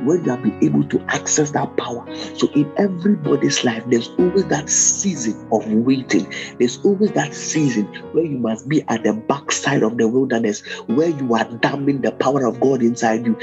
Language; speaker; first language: English; non-native, local second language; Akan